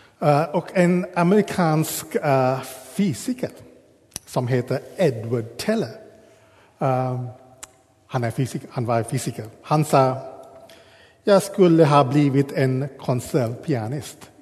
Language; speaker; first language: Swedish; non-native, fluent; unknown